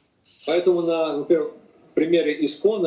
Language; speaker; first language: Russian; native; Russian